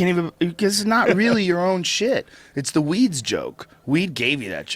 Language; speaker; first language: English; native; English